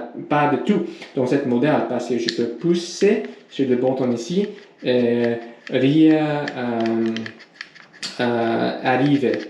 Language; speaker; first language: French; non-native, learner; English